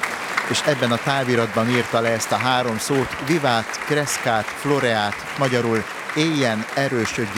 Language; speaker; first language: Hungarian; native; Hungarian